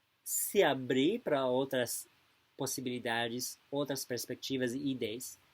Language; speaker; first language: Portuguese; non-native, fluent; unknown